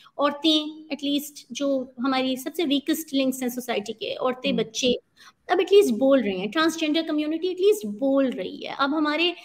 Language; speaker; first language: Urdu; native; Urdu